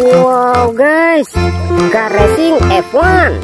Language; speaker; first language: English; non-native, learner; Indonesian